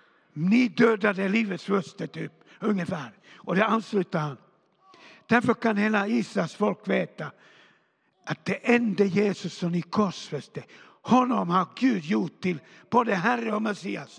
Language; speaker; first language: Swedish; non-native, fluent; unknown